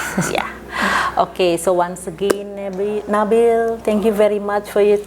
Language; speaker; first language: English; non-native, fluent; Indonesian